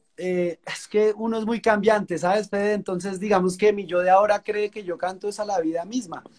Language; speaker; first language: Spanish; native; Spanish